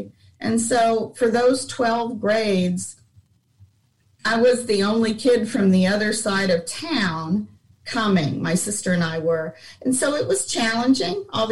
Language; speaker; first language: English; native; English